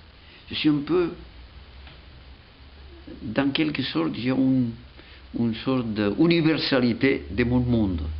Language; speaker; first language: French; non-native, fluent; Catalan